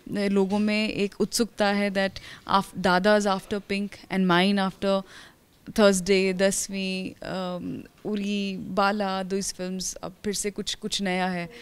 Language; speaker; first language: Hindi; native; Hindi